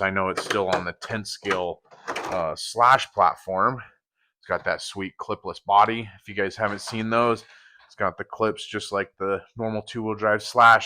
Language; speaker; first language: English; native; English